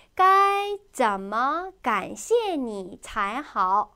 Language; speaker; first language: Chinese; non-native, fluent; Korean